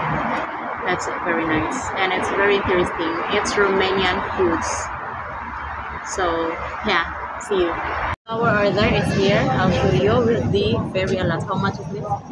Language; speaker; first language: English; non-native, learner; Filipino